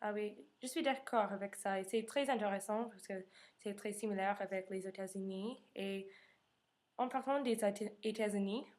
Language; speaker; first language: French; non-native, learner; English